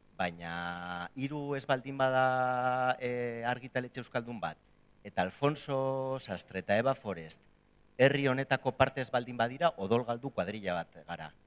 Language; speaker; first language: Basque; native; Basque